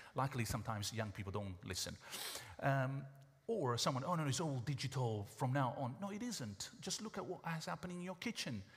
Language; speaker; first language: English; non-native, fluent; Italian